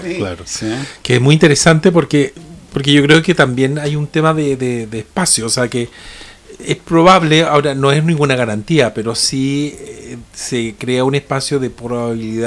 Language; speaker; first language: Spanish; native; Spanish